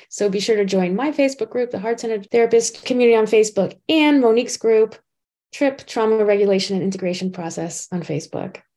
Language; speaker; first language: English; native; English